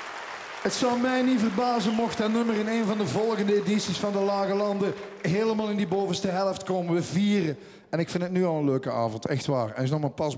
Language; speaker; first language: Dutch; native; Dutch